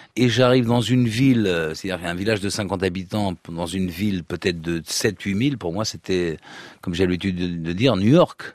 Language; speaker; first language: French; early bilingual, other home language; Portuguese